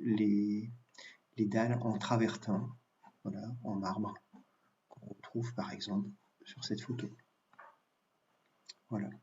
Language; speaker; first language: French; native; French